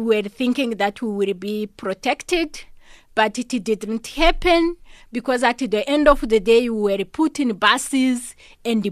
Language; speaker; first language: English; non-native, local second language; Kinyarwanda